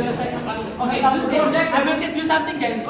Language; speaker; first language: English; non-native, learner; Indonesian